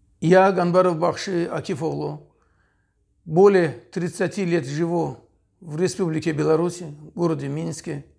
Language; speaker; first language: Russian; non-native, local second language; Talysh